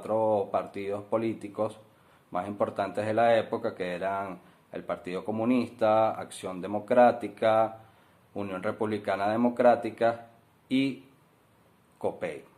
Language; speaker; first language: Spanish; native; Spanish